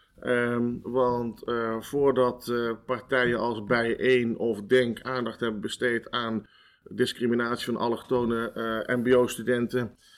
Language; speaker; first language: Dutch; native; Dutch